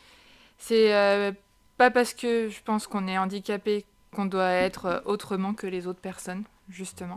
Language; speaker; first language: French; native; French